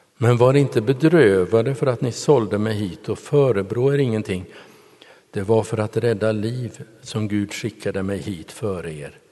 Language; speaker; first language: Swedish; native; Swedish